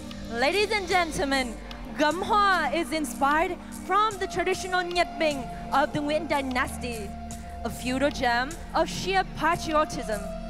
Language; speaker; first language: English; non-native, fluent; Vietnamese